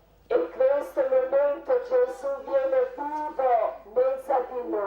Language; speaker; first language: Italian; non-native, learner; Croatian